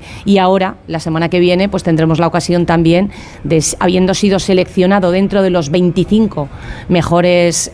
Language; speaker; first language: Spanish; native; Spanish